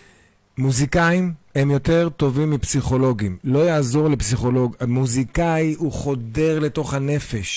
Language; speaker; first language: Hebrew; native; Hebrew